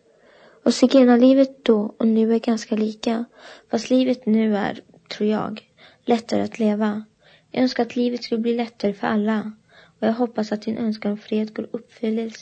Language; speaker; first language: Swedish; non-native, local second language; Romany